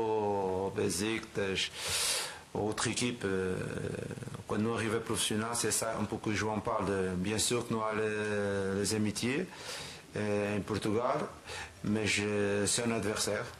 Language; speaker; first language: French; non-native, learner; Portuguese